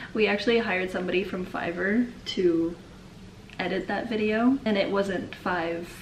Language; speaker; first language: English; native; English